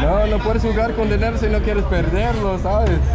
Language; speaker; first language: Spanish; non-native, learner; English